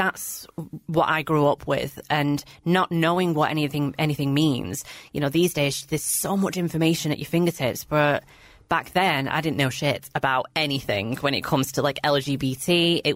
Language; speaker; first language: English; native; English